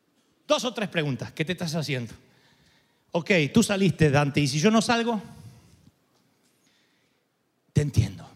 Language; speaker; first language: Spanish; native; Spanish